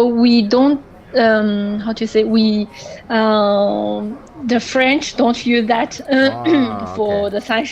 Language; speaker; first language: English; non-native, learner; French